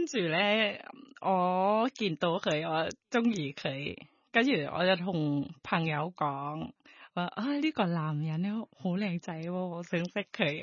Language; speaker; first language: Cantonese; non-native, learner; Thai